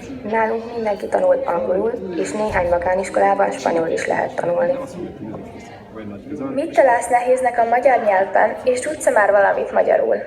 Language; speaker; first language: Hungarian; non-native, learner; French